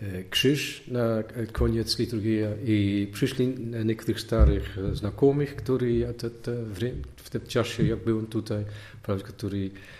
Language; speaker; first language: Polish; non-native, learner; Dutch